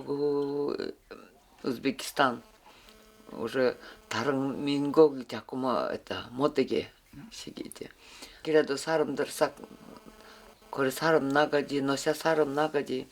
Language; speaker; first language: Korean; early bilingual, heritage; Korean